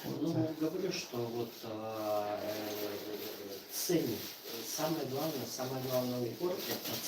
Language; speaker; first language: Russian; native; Russian